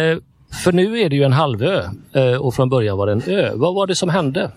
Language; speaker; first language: Swedish; native; Swedish